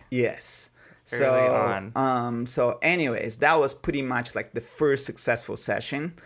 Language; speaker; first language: English; non-native, fluent; Portuguese